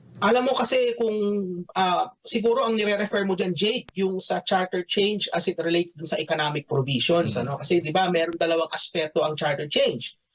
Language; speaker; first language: Filipino; native; Filipino